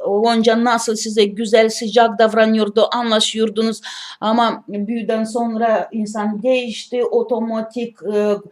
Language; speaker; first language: Turkish; non-native, learner; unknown